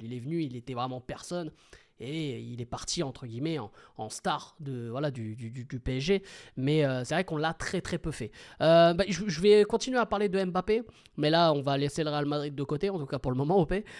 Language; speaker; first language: French; native; French